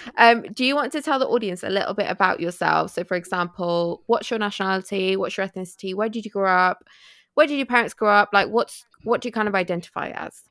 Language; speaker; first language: English; early bilingual, other home language; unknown